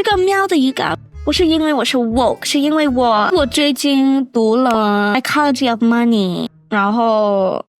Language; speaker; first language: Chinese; non-native, learner; English